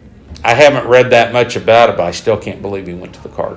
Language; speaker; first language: English; native; English